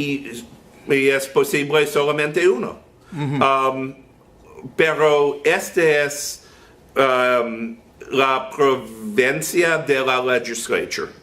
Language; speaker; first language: Spanish; non-native, learner; English